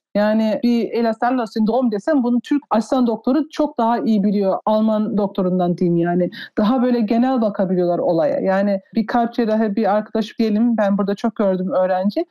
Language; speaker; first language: Turkish; early bilingual, heritage; Turkish